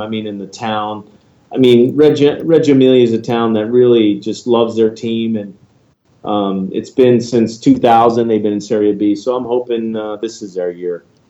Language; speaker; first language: English; native; English